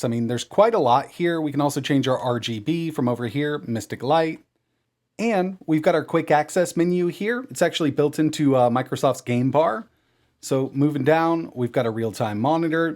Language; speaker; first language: English; native; English